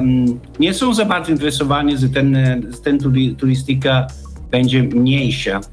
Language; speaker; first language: Polish; non-native, learner; Italian